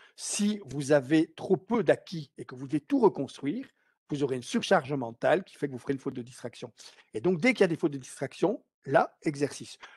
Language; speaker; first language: French; native; French